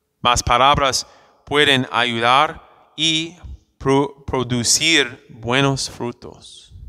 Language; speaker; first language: Spanish; non-native, fluent; English